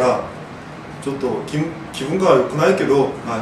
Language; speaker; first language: Japanese; non-native, learner; Korean